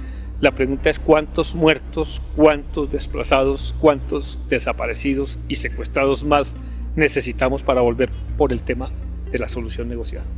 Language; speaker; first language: Spanish; native; Spanish